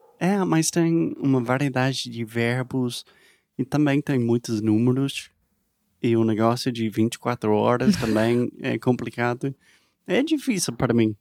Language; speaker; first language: Portuguese; non-native, learner; English